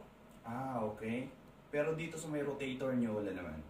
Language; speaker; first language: Filipino; native; Filipino